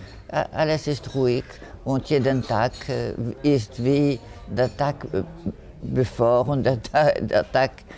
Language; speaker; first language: German; non-native, learner; French